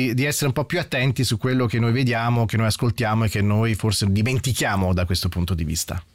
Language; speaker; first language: Italian; early bilingual, heritage; German